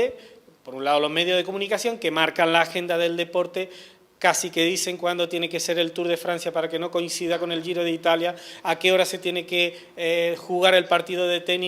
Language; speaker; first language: Spanish; native; Spanish